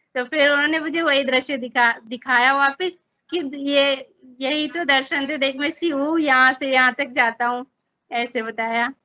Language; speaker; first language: Hindi; native; Hindi